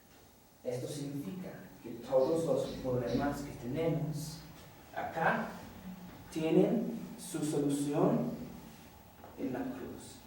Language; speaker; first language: Spanish; non-native, fluent; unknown